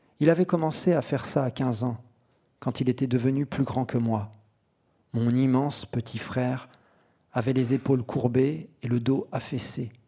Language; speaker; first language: French; native; French